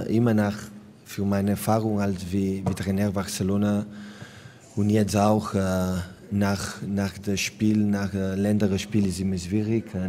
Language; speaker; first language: German; non-native, learner; Catalan